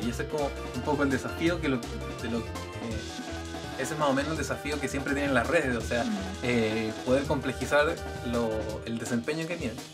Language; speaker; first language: Spanish; native; Spanish